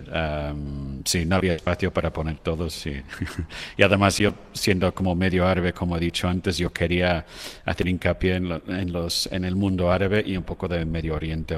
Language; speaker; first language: Spanish; non-native, fluent; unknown